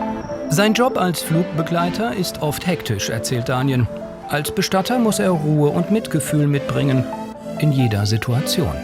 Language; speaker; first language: German; native; German